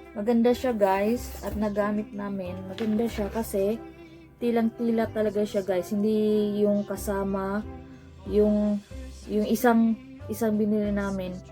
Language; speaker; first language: Filipino; non-native, local second language; Cebuano